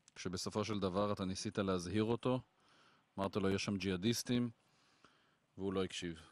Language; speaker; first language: Hebrew; native; Hebrew